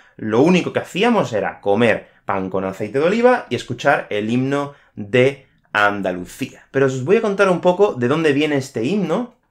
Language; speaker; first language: Spanish; native; Spanish